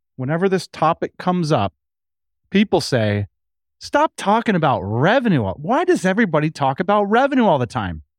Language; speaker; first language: English; native; English